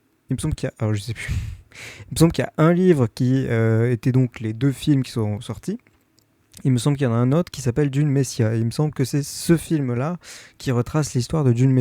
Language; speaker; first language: French; native; French